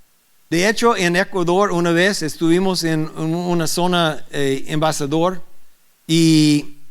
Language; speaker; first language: Spanish; non-native, learner; English